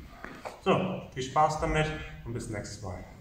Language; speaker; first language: German; non-native, fluent; English